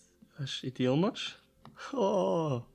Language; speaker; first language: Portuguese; non-native, learner; German